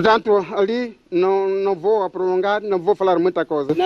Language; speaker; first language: Portuguese; non-native, local second language; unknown